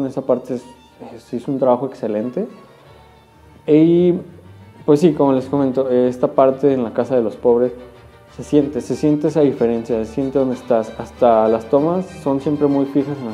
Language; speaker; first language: Spanish; native; Spanish